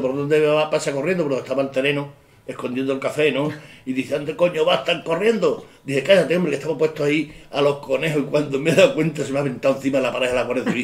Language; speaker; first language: Spanish; native; Spanish